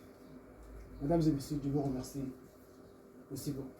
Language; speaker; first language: French; non-native, learner; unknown